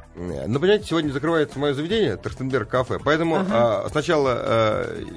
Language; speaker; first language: Russian; native; Russian